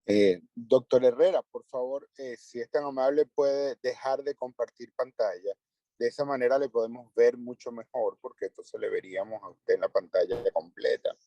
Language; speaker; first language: Spanish; native; Spanish